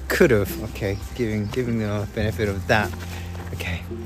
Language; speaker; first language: English; non-native, fluent; Korean